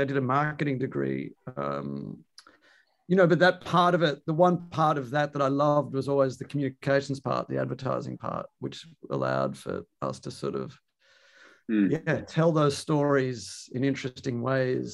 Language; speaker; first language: English; native; English